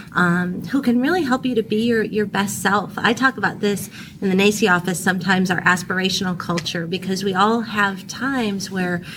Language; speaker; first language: English; native; English